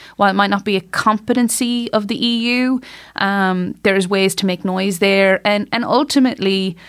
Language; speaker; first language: English; native; English